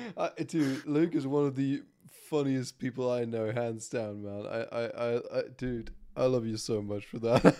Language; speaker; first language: English; non-native, fluent; German